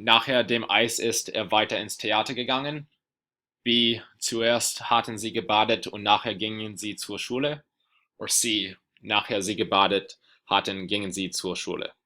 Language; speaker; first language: German; non-native, learner; English